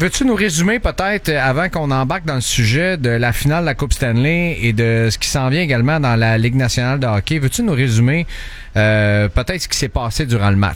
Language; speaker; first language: French; native; French